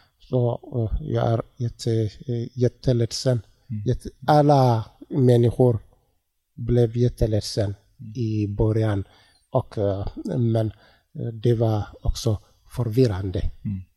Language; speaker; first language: Swedish; non-native, learner; Tigrinya